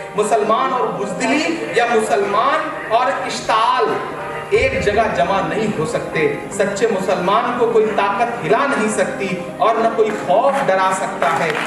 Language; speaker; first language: Urdu; native; Urdu